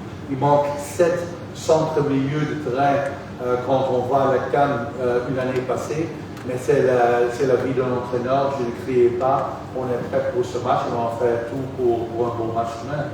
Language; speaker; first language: French; non-native, fluent; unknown